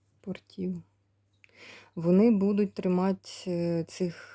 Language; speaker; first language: Ukrainian; native; Ukrainian